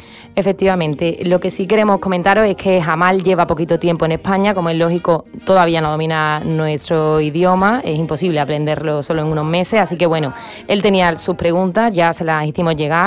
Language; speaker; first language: Spanish; native; Spanish